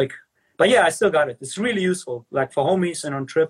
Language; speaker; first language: English; non-native, fluent; German